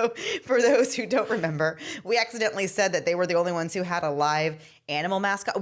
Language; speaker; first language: English; native; English